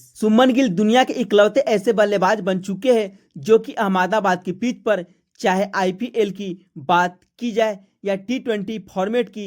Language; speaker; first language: Hindi; native; Hindi